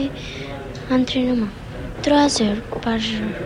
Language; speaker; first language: French; non-native, learner; Romanian